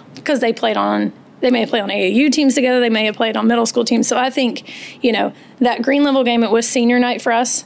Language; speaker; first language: English; native; English